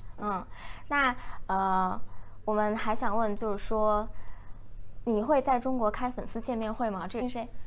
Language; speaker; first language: Chinese; native; Chinese